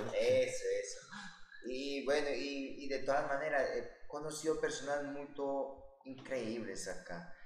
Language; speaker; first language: Portuguese; non-native, learner; Spanish